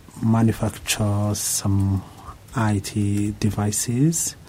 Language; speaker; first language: English; non-native, local second language; Kinyarwanda